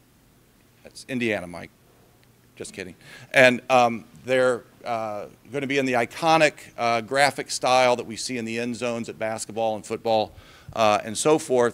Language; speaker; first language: English; native; English